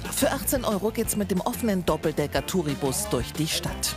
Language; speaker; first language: German; native; German